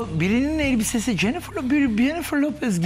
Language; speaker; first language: Turkish; native; Turkish